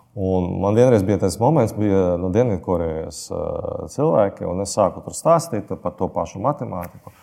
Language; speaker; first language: Latvian; non-native, local second language; Russian